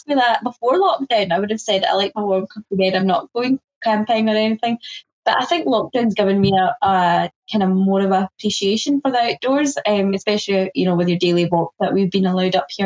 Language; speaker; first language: English; native; English